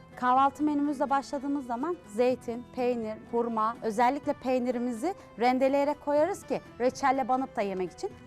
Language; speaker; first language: Turkish; native; Turkish